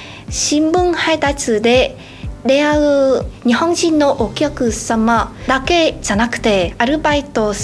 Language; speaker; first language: Japanese; non-native, learner; Vietnamese